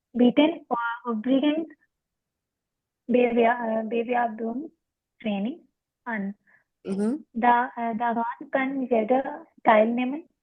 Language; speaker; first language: German; non-native, learner; Urdu